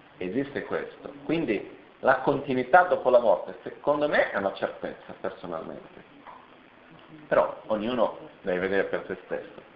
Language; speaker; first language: Italian; non-native, fluent; Portuguese